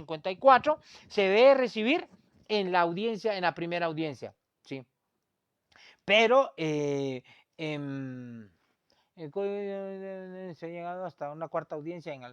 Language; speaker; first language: Spanish; native; Spanish